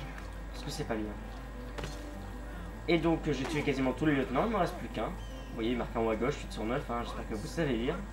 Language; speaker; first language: French; native; French